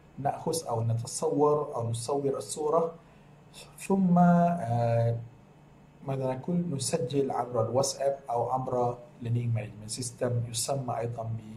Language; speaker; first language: Arabic; non-native, fluent; Malay